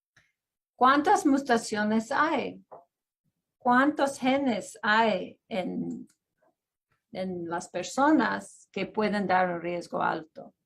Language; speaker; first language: Spanish; non-native, fluent; English